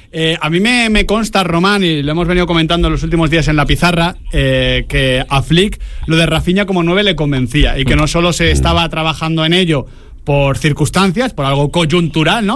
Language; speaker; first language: Spanish; native; Spanish